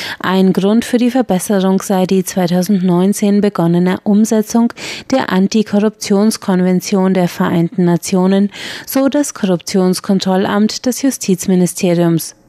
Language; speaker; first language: German; native; German